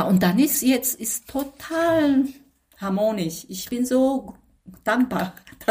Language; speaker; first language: German; non-native, fluent; Chinese